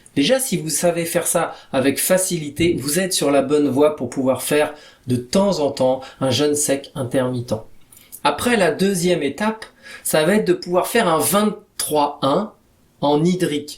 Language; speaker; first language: French; native; French